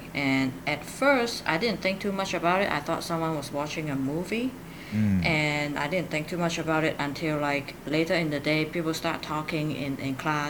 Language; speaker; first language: English; non-native, local second language; Cantonese